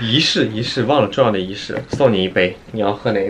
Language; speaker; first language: Chinese; native; Chinese